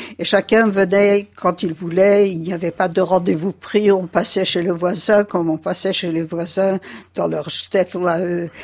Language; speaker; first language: French; early bilingual, other home language; Yiddish